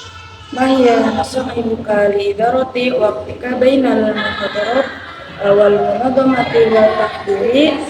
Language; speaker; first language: Arabic; non-native, learner; Indonesian